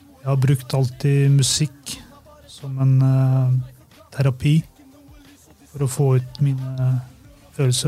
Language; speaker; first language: Norwegian; early bilingual, other home language; Albanian